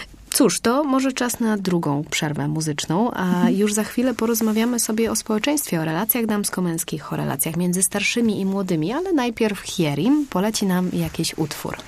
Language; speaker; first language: Polish; native; Polish